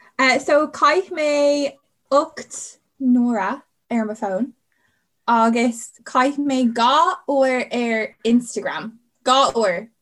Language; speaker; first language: Irish; non-native, local second language; English